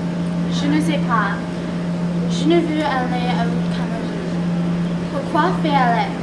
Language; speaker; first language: French; non-native, learner; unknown